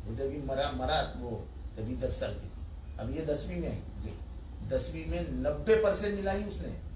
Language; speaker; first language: Hindi; non-native, local second language; Marathi